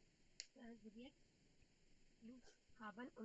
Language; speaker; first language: German; non-native, learner; Urdu